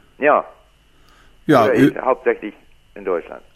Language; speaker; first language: German; non-native, learner; English